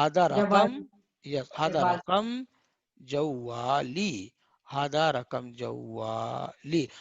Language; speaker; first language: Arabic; non-native, fluent; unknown